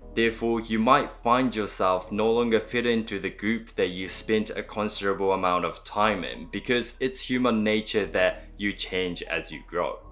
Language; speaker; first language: English; early bilingual, other home language; Japanese